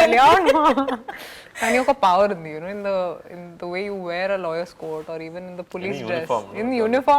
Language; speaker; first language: Telugu; non-native, fluent; Hindi